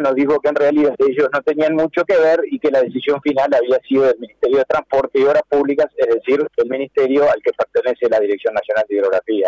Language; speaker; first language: Spanish; native; Spanish